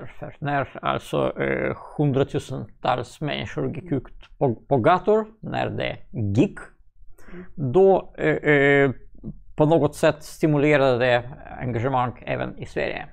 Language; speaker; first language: Swedish; non-native, fluent; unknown